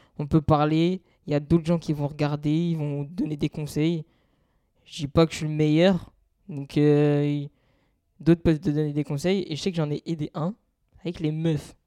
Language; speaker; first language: French; native; French